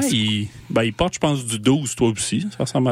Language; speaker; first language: French; native; French